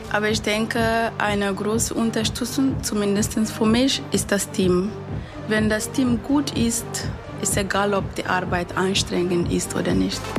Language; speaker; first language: German; non-native, fluent; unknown